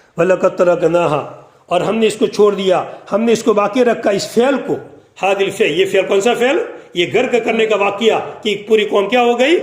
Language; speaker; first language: Urdu; non-native, local second language; Gujarati